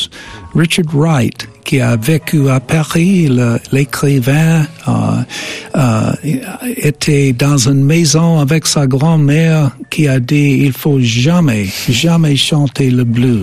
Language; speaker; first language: French; non-native, fluent; English